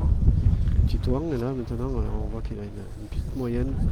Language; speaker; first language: French; native; French